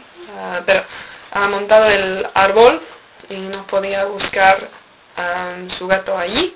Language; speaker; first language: Spanish; non-native, learner; English